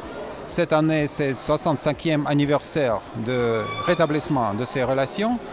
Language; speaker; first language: French; non-native, fluent; Russian